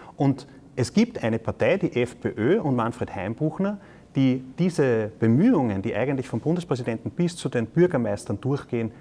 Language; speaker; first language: German; native; German